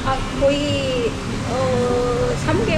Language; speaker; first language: Korean; non-native, learner; Indonesian